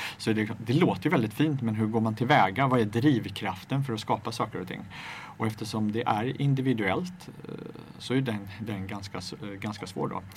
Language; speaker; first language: Swedish; native; Swedish